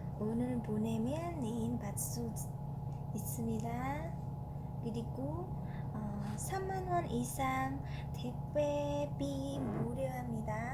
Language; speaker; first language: Korean; non-native, fluent; Vietnamese